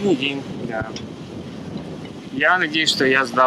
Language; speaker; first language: Russian; native; Russian